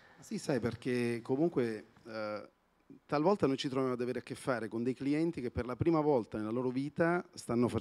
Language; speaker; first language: Italian; native; Italian